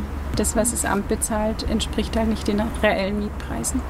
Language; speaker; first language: German; native; German